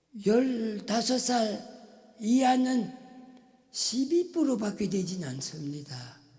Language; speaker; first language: Korean; non-native, fluent; French